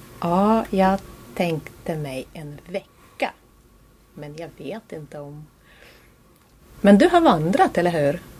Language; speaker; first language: Swedish; non-native, learner; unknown